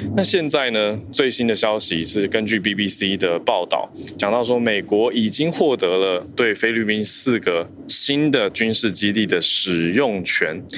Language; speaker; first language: Chinese; native; Chinese